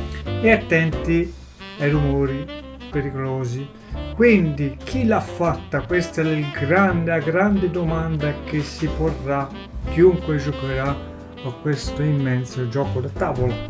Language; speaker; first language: Italian; native; Italian